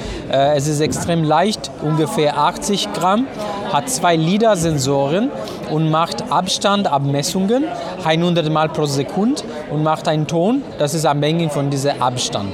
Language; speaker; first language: German; non-native, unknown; Italian